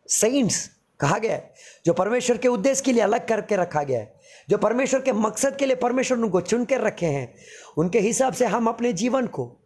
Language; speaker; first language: Hindi; non-native, local second language; Telugu